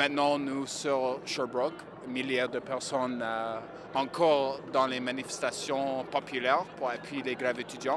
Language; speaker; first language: French; non-native, learner; English